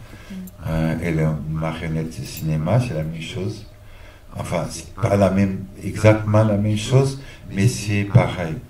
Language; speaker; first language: French; non-native, fluent; Portuguese